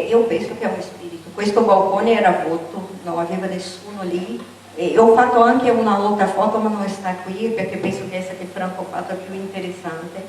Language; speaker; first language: Italian; non-native, fluent; Portuguese